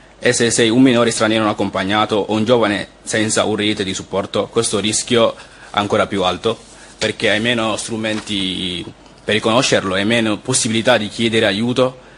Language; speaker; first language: Italian; non-native, fluent; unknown